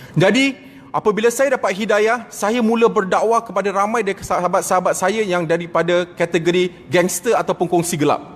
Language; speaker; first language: Malay; native; Malay